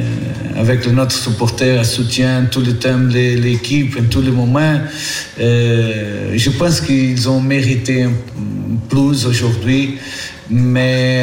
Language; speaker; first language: French; non-native, fluent; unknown